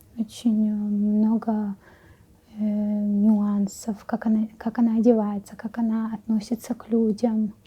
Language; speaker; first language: Russian; non-native, local second language; Chechen